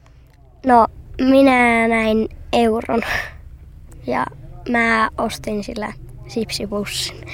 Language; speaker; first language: Finnish; early bilingual, heritage; Finnish